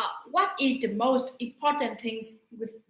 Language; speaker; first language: English; non-native, learner; Vietnamese